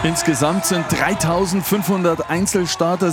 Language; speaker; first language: German; native; German